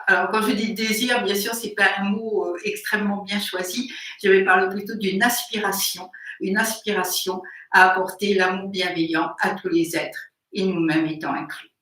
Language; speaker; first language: French; native; French